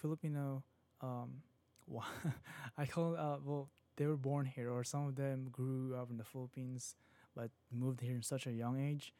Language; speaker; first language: English; non-native, local second language; Filipino